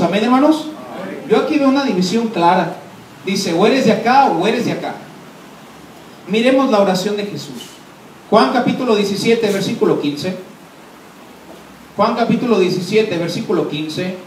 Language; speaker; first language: Spanish; native; Spanish